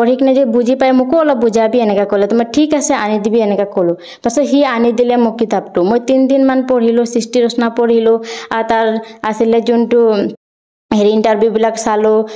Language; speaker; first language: Assamese; non-native, local second language; Bodo